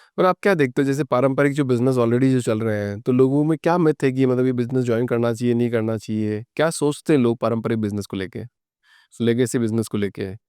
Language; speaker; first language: Hindi; native; Hindi